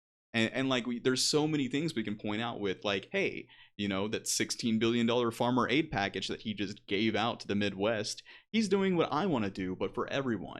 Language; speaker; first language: English; native; English